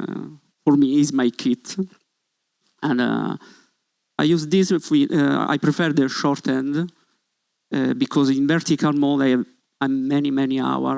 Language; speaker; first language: English; non-native, learner; Italian